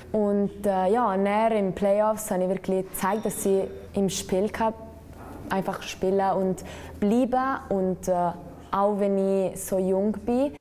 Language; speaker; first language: German; non-native, local second language; Italian